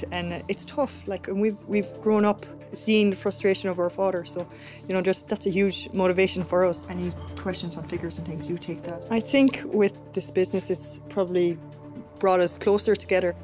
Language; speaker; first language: English; native; English